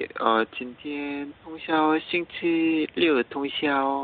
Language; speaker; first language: Chinese; non-native, learner; Korean